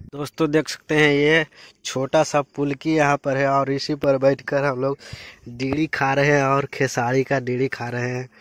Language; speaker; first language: Hindi; native; Hindi